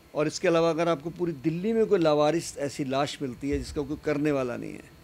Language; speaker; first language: Hindi; native; Hindi